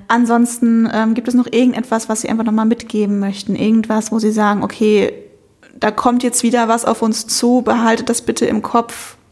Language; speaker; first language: German; native; German